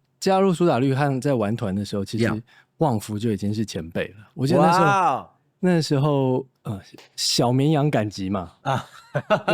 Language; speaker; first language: Chinese; native; Chinese